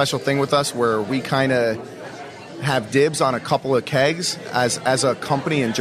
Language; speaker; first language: English; native; English